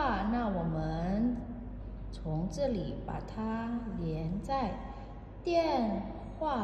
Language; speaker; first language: Chinese; non-native, fluent; Indonesian